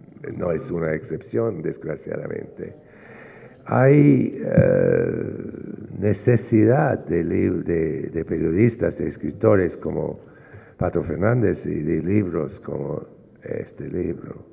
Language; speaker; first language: Spanish; non-native, fluent; English